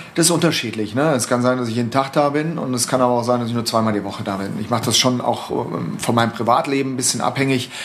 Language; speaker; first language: German; native; German